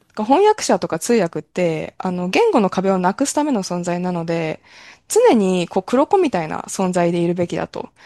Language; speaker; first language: Japanese; native; Japanese